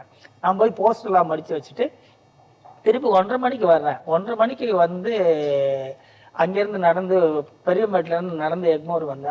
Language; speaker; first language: Tamil; native; Tamil